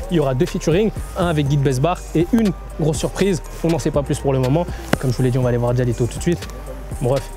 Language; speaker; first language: French; native; French